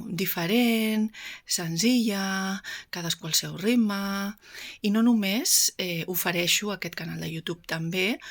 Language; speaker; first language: Catalan; native; Catalan